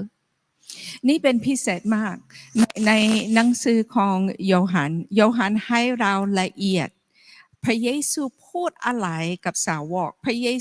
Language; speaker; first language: Thai; non-native, fluent; English